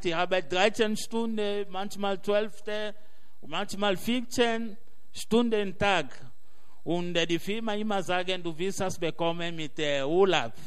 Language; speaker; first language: German; non-native, learner; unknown